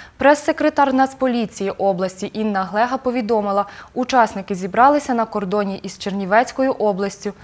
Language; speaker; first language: Ukrainian; native; Ukrainian